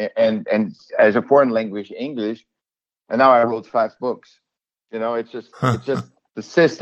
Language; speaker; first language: English; non-native, fluent; German